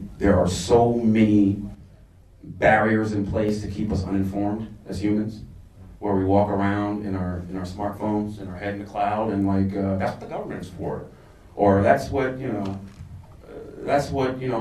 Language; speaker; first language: English; native; English